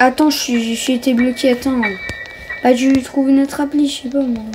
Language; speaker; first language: French; native; French